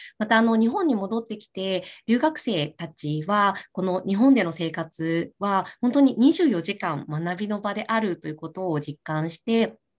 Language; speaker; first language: Japanese; native; Japanese